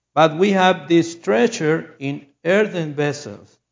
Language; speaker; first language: English; non-native, learner; Spanish